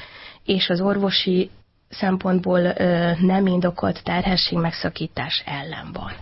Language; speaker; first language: Hungarian; native; Hungarian